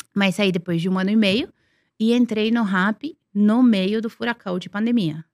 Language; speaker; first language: Portuguese; non-native, fluent; Serbian